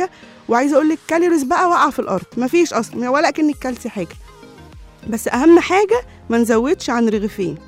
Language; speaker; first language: Arabic; native; Arabic